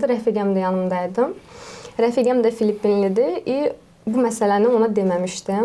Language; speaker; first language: Azerbaijani; non-native, local second language; Lezghian